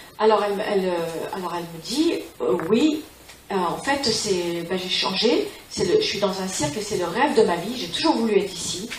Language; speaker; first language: French; non-native, fluent; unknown